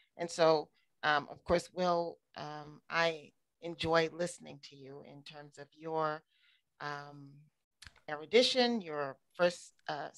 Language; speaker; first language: English; native; English